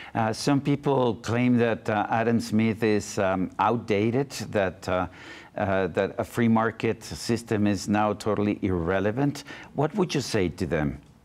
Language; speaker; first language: English; non-native, fluent; Spanish